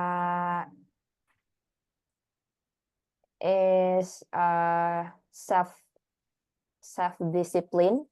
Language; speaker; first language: English; non-native, learner; Indonesian